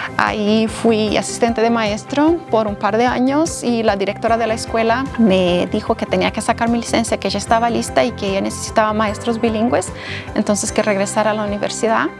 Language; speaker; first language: Spanish; non-native, fluent; Portuguese